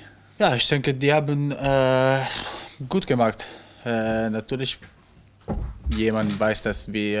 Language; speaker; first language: German; non-native, learner; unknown